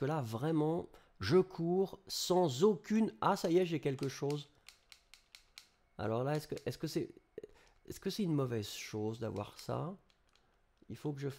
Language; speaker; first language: French; native; French